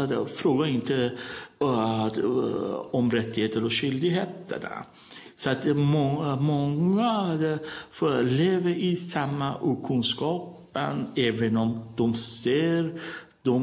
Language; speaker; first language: Swedish; non-native, learner; Persian